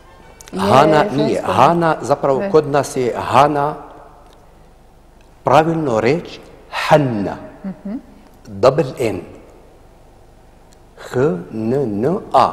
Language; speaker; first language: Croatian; non-native, fluent; Arabic